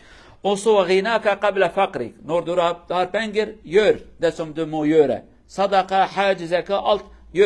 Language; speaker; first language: Norwegian; non-native, learner; Kurdish